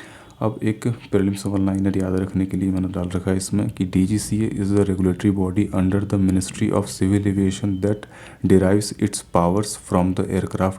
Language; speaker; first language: Hindi; native; Hindi